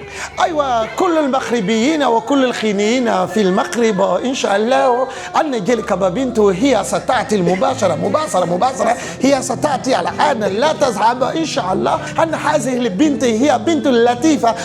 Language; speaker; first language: Arabic; non-native, learner; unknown